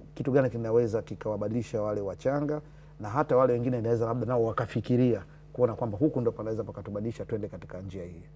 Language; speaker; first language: Swahili; native; Swahili